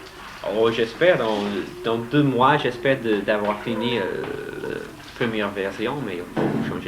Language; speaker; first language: French; non-native, learner; English